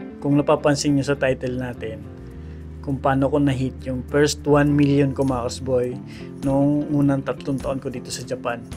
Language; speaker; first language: Filipino; native; Filipino